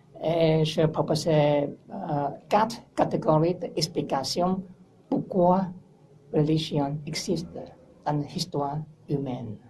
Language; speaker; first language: French; non-native, learner; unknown